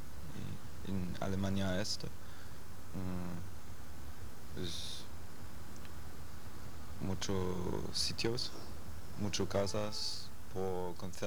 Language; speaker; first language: Spanish; non-native, learner; German